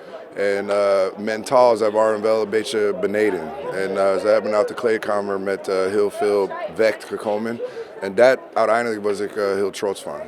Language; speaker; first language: Dutch; non-native, learner; English